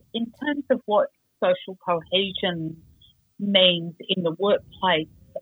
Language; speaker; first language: English; native; English